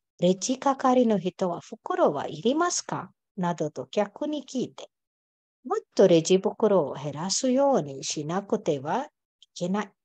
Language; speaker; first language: Japanese; non-native, fluent; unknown